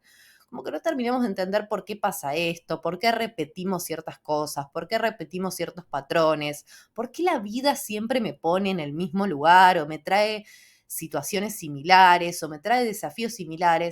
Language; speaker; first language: Spanish; native; Spanish